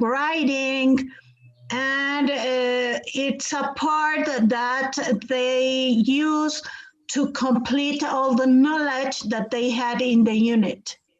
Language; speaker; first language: English; non-native, fluent; Spanish